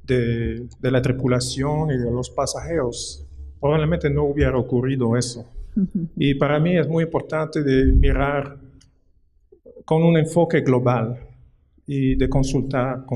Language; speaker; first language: Spanish; non-native, fluent; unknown